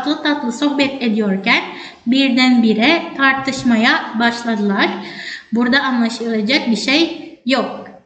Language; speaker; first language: Turkish; non-native, fluent; Indonesian